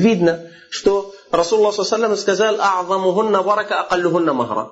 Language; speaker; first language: Russian; non-native, fluent; Arabic